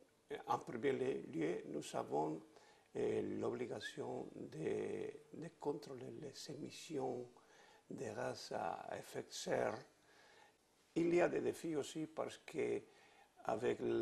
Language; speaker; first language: French; non-native, fluent; Spanish